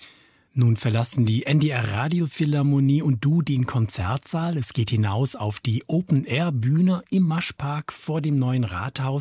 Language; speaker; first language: German; native; German